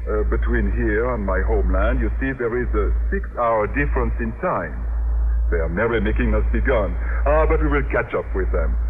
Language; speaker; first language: English; native; English